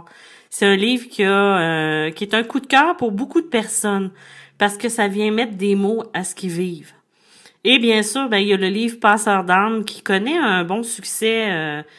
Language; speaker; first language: French; native; French